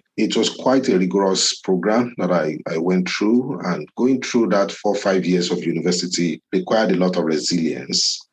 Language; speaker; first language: English; non-native, local second language; Yoruba